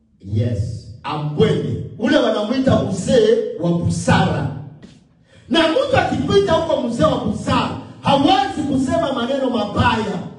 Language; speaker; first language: Swahili; native; Swahili